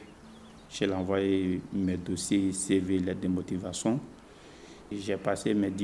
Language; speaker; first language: French; non-native, learner; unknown